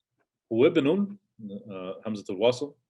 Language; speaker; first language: Arabic; non-native, fluent; English